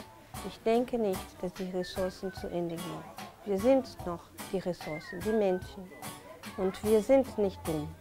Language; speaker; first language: German; non-native, fluent; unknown